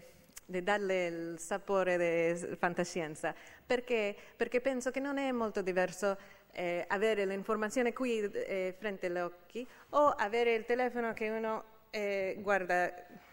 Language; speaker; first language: Italian; non-native, fluent; English